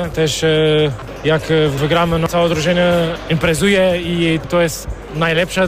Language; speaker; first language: Polish; non-native, fluent; Portuguese